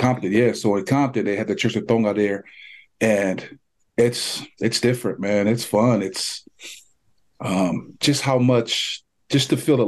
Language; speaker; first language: English; native; English